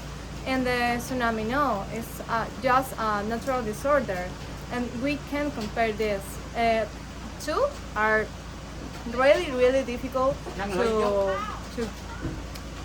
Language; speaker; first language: English; non-native, learner; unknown